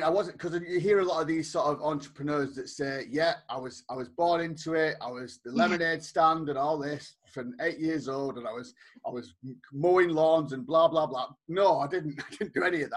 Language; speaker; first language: English; native; English